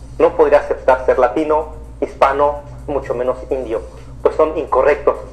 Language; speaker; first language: Spanish; native; Spanish